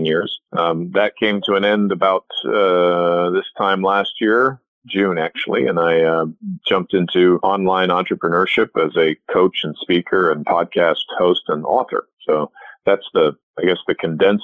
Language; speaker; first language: English; native; English